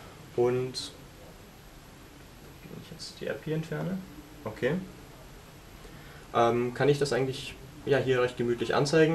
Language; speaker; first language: German; native; German